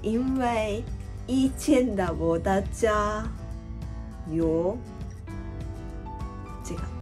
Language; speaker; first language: Chinese; non-native, learner; Japanese